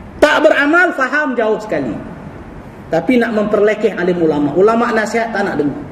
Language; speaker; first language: Malay; native; Malay